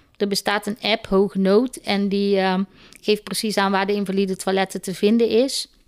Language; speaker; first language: Dutch; native; Dutch